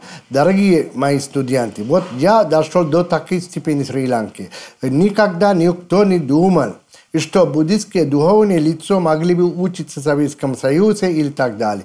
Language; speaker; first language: Russian; non-native, fluent; Sinhala